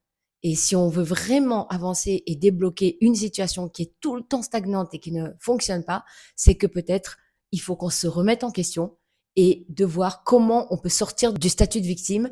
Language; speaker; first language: French; native; French